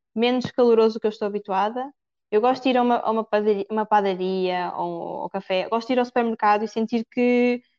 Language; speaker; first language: Portuguese; native; Portuguese